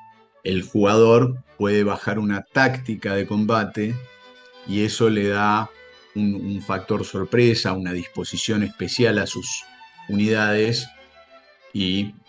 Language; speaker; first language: Spanish; native; Spanish